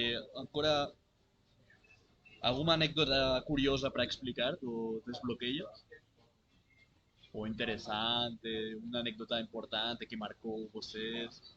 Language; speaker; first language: Portuguese; non-native, learner; Catalan